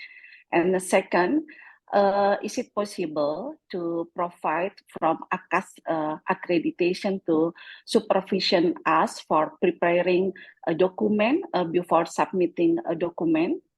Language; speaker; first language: English; non-native, fluent; Indonesian